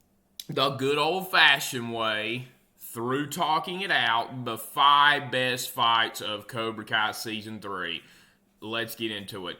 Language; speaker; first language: English; native; English